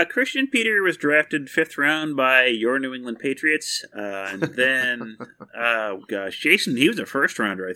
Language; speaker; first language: English; native; English